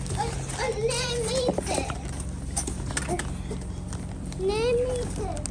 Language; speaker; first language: Swedish; early bilingual, other home language; Mongolian